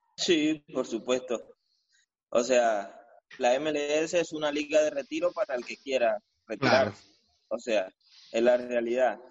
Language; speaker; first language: Spanish; native; Spanish